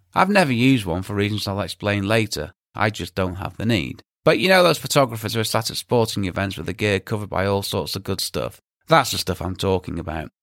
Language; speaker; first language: English; native; English